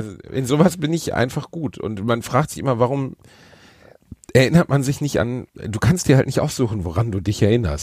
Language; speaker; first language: German; native; German